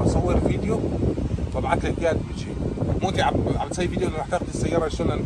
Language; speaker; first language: Arabic; native; Arabic